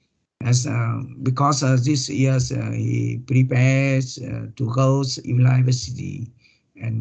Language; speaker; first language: English; non-native, learner; Vietnamese